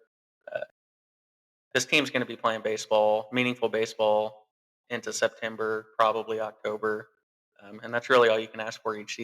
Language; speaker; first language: English; native; English